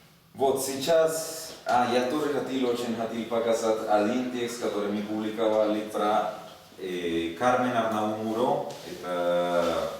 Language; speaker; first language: Russian; non-native, learner; Spanish